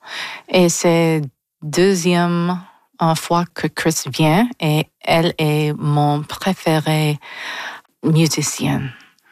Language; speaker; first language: French; non-native, local second language; English